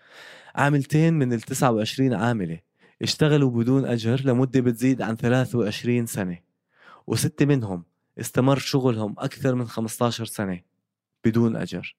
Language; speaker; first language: Arabic; native; Arabic